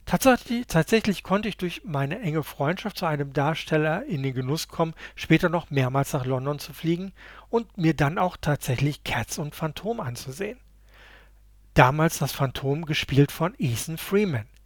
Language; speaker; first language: German; native; German